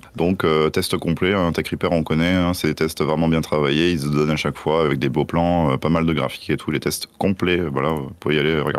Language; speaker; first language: French; native; French